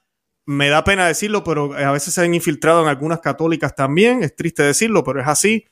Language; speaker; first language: Spanish; native; Spanish